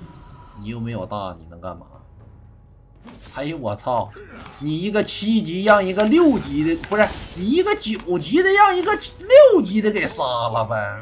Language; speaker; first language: Chinese; native; Chinese